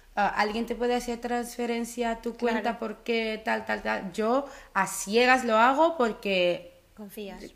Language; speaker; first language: Spanish; early bilingual, other home language; Dutch